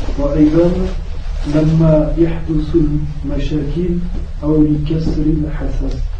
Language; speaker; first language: Arabic; non-native, learner; French